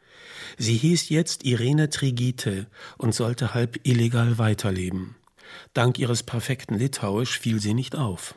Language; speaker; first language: German; native; German